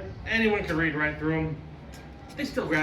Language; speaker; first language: English; native; English